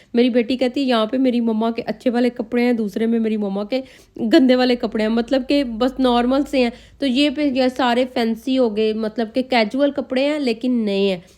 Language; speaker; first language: Urdu; non-native, local second language; Punjabi